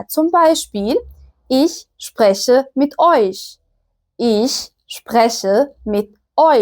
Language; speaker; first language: German; non-native, fluent; Arabic